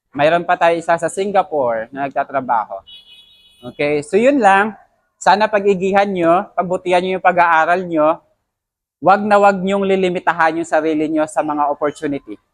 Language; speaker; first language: Filipino; non-native, local second language; Hiligaynon